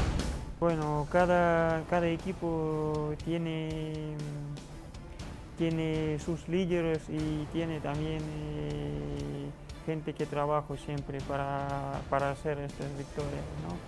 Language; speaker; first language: Spanish; non-native, learner; Russian